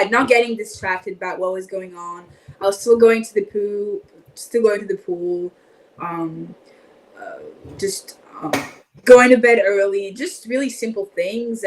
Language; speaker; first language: English; non-native, fluent; French